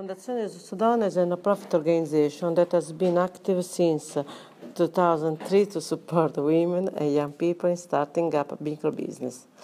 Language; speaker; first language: English; non-native, learner; Italian